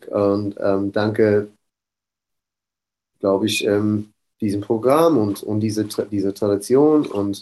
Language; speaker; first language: German; non-native, fluent; English